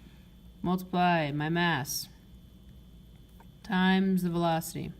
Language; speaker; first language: English; native; English